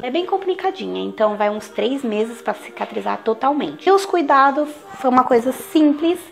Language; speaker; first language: Portuguese; native; Portuguese